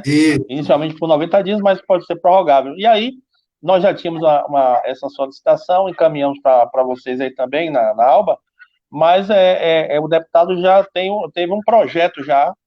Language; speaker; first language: Portuguese; native; Portuguese